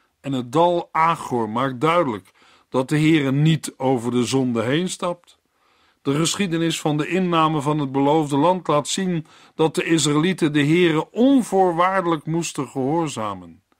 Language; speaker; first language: Dutch; native; Dutch